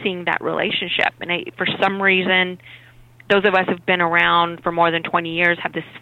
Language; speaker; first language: English; native; English